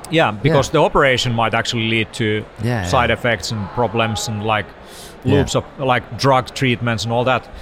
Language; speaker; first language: English; non-native, fluent; Finnish